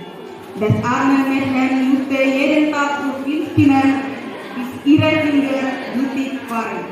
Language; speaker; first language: German; non-native, learner; Indonesian